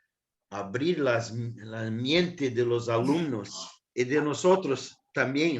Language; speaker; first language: Spanish; non-native, learner; Portuguese